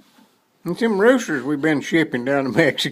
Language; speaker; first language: English; native; English